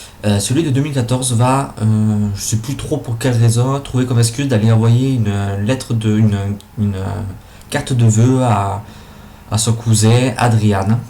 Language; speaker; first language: French; native; French